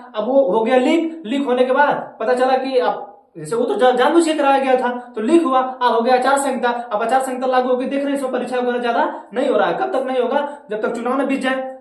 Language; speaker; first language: Hindi; native; Hindi